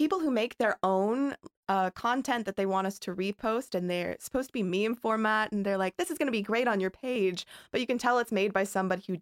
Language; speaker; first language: English; native; English